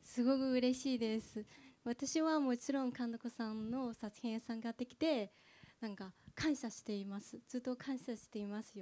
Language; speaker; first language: Japanese; non-native, learner; Chinese